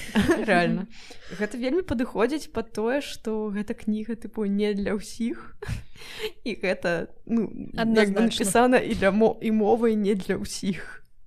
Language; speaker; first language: Belarusian; non-native, local second language; Russian